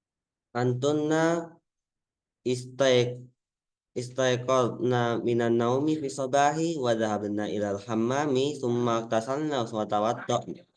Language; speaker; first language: Arabic; non-native, learner; Indonesian